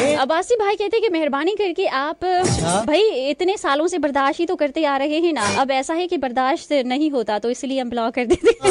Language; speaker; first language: Urdu; non-native, local second language; Sindhi